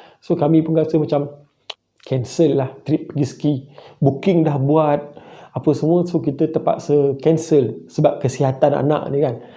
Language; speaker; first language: Malay; native; Malay